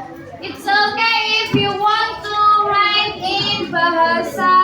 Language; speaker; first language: English; non-native, fluent; Indonesian